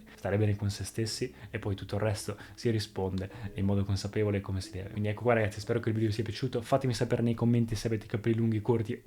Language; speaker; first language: Italian; native; Italian